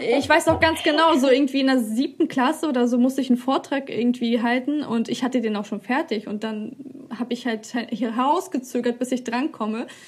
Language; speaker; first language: German; early bilingual, other home language; Russian